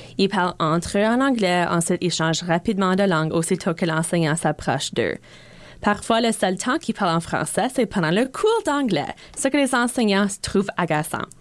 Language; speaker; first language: French; non-native, local second language; English